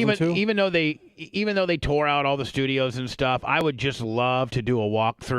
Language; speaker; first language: English; native; English